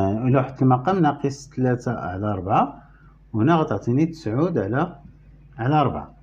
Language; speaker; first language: Arabic; native; Arabic